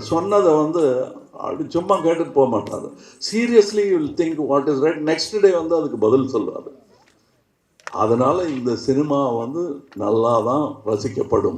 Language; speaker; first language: Tamil; native; Tamil